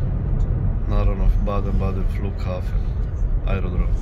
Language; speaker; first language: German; non-native, learner; Bosnian